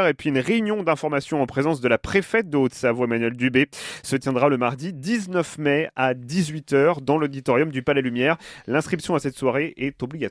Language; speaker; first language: French; native; French